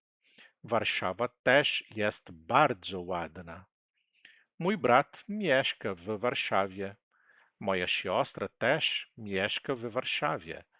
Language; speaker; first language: Polish; non-native, learner; Portuguese